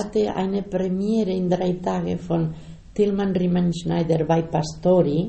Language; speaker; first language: German; non-native, learner; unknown